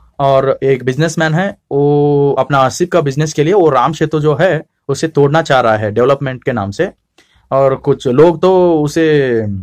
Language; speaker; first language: Hindi; non-native, local second language; Kannada